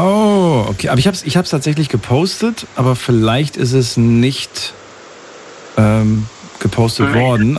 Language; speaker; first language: German; native; German